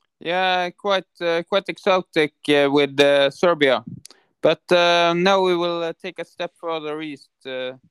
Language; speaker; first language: English; non-native, fluent; Norwegian